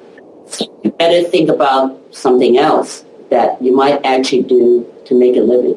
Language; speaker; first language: English; non-native, local second language; Cantonese